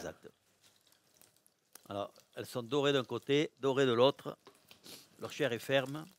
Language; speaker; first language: French; native; French